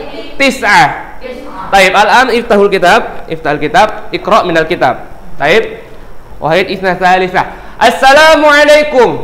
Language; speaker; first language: Arabic; non-native, fluent; Indonesian